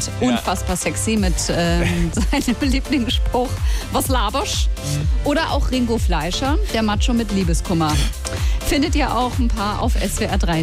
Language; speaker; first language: German; native; German